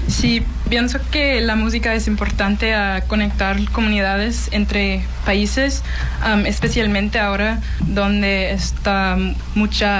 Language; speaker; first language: Spanish; non-native, learner; English